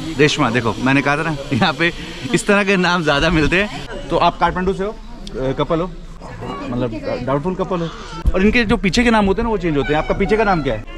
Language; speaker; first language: Hindi; native; Hindi